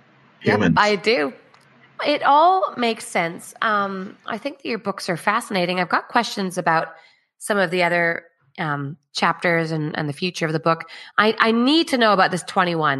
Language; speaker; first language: English; native; English